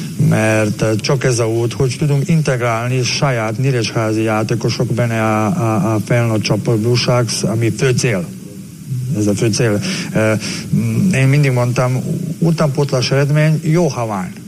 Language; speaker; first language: Hungarian; non-native, fluent; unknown